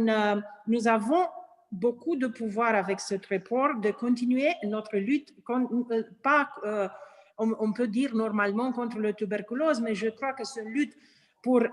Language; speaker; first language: French; non-native, learner; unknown